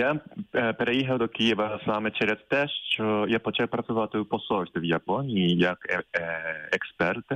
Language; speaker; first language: Ukrainian; non-native, fluent; Japanese